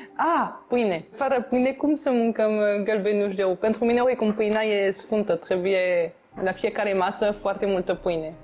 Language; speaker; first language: Romanian; non-native, fluent; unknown